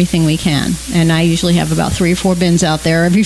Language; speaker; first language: English; native; English